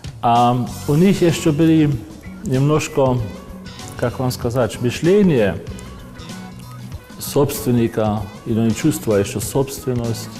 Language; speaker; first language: Russian; non-native, fluent; German